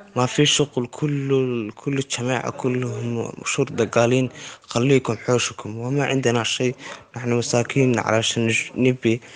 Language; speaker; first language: Arabic; non-native, local second language; Somali